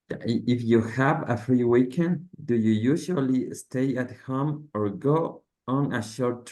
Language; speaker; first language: English; non-native, learner; Spanish